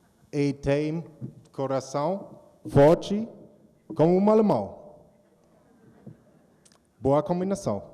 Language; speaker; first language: Portuguese; non-native, learner; German